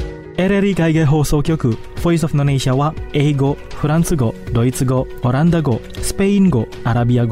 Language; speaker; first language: Japanese; non-native, fluent; Indonesian